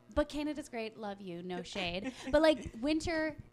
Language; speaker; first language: English; native; English